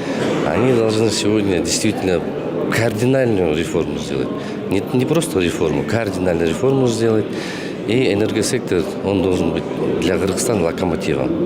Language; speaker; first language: Russian; non-native, local second language; Kyrgyz